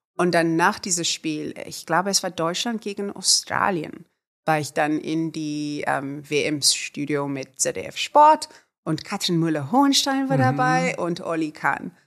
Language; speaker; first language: German; non-native, fluent; Afrikaans